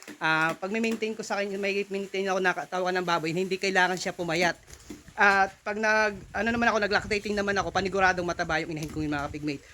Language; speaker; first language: Filipino; non-native, local second language; Iloko